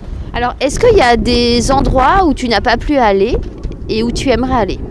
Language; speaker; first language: French; native; French